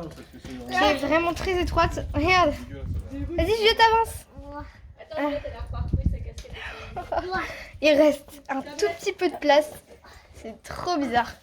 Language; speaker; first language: French; native; French